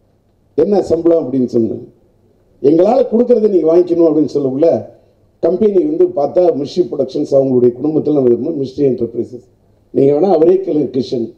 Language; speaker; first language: Tamil; native; Tamil